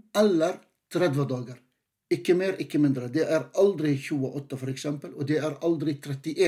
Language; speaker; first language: Norwegian; non-native, fluent; Arabic